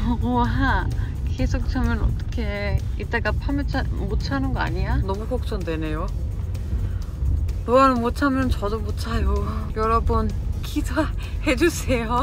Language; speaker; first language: Korean; non-native, fluent; German